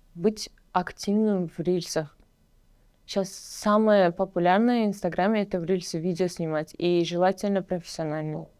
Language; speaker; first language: Russian; non-native, local second language; Uzbek